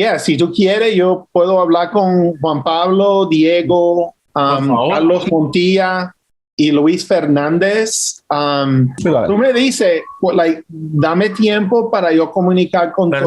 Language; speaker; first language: Spanish; early bilingual, heritage; English